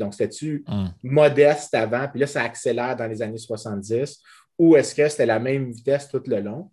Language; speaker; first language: French; native; French